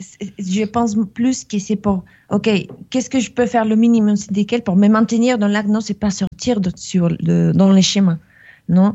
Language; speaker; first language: French; non-native, fluent; Spanish